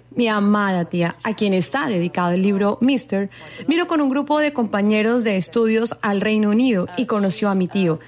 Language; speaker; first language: Spanish; non-native, fluent; English